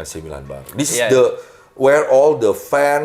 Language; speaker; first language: English; non-native, learner; Indonesian